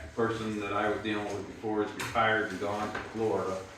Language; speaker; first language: English; native; English